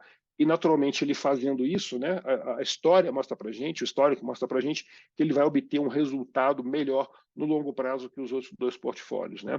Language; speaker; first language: Portuguese; native; Portuguese